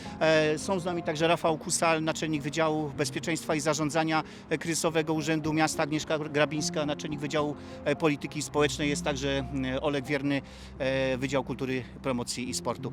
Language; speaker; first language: Polish; native; Polish